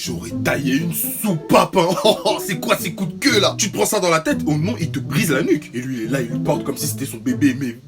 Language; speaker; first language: French; native; French